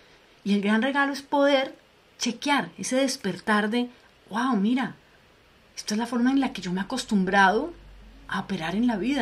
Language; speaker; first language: Spanish; native; Spanish